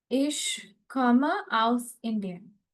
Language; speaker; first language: German; non-native, fluent; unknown